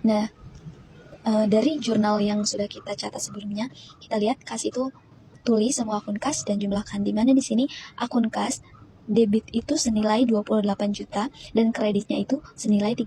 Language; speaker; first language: Indonesian; native; Indonesian